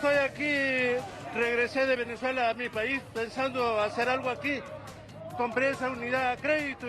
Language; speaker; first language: Spanish; native; Spanish